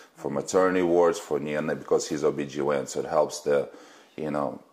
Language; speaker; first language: English; non-native, fluent; Russian